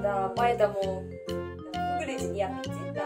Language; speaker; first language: Russian; non-native, learner; Korean